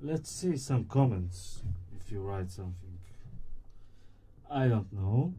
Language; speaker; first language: English; non-native, learner; Bulgarian